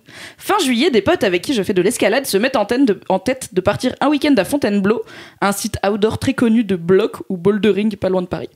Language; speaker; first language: French; native; French